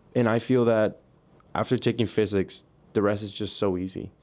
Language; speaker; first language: English; early bilingual, other home language; Spanish